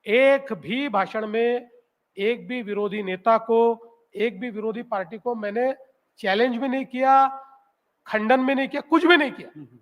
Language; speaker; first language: Hindi; non-native, local second language; Marathi